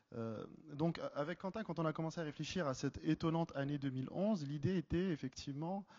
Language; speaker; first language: French; native; French